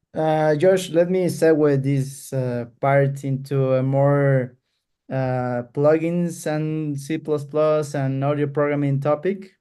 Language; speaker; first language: English; non-native, fluent; Spanish